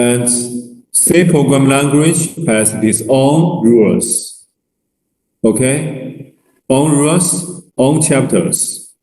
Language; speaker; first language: English; non-native, learner; Chinese